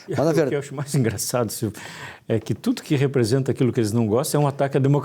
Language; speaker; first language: Portuguese; native; Portuguese